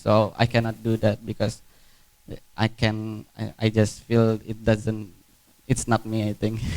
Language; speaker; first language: English; non-native, fluent; Indonesian